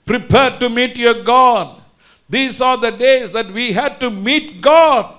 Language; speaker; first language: English; non-native, local second language; Tamil